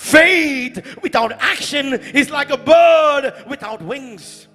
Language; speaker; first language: English; non-native, local second language; Malayalam